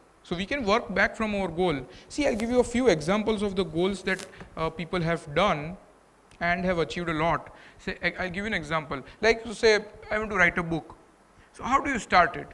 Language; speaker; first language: English; non-native, local second language; Gujarati